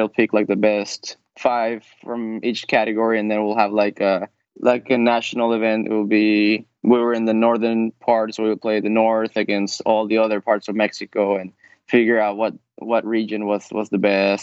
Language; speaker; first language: English; non-native, fluent; Spanish